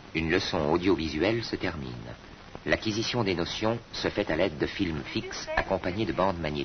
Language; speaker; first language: French; native; French